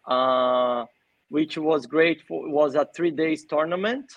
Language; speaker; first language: English; non-native, fluent; Portuguese